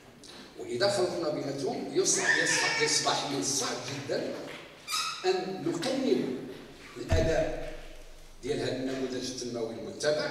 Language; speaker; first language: Arabic; native; Arabic